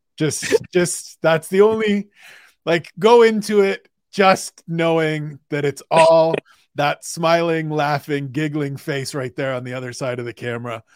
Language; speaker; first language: English; native; English